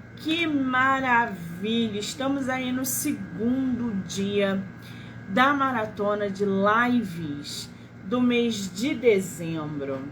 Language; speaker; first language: Portuguese; native; Portuguese